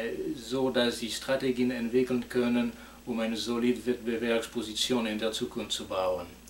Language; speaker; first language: German; non-native, fluent; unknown